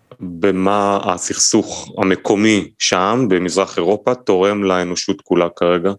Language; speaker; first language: Hebrew; native; Hebrew